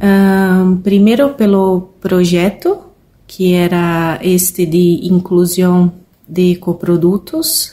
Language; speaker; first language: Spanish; non-native, learner; Portuguese